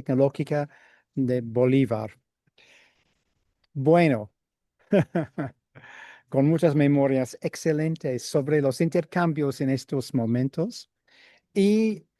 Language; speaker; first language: Spanish; non-native, fluent; English